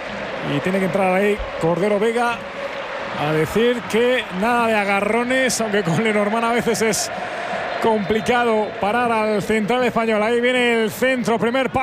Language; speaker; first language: Spanish; native; Spanish